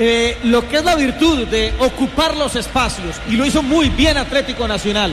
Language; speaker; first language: Spanish; native; Spanish